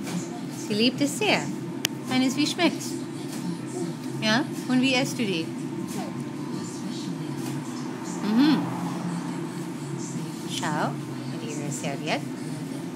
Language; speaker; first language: German; non-native, learner; English